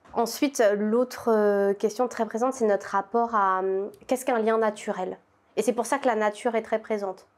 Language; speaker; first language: French; native; French